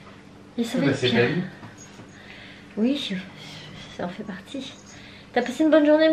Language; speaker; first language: French; native; French